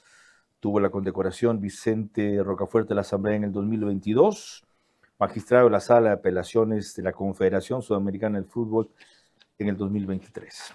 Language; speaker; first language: Spanish; native; Spanish